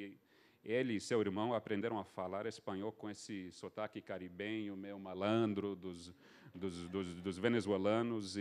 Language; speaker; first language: Portuguese; non-native, fluent; English